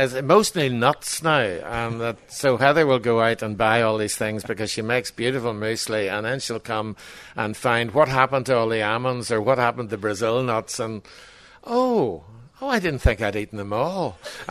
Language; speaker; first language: English; native; English